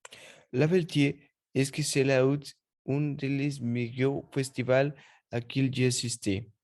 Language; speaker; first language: French; non-native, learner; Spanish